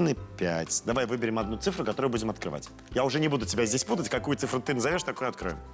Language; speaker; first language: Russian; native; Russian